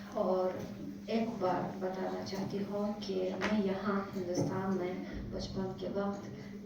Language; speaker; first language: Hindi; non-native, fluent; Uzbek